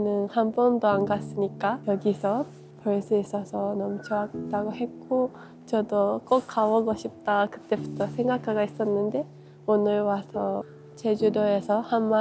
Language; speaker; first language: Korean; non-native, fluent; Japanese